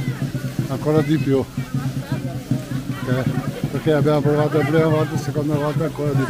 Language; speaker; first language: Italian; non-native, fluent; Albanian